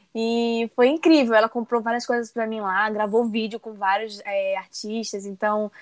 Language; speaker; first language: Portuguese; native; Portuguese